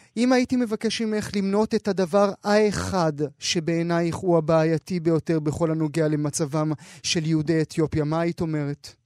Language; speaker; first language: Hebrew; native; Hebrew